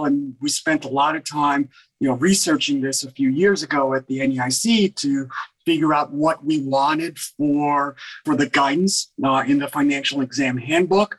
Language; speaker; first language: English; native; English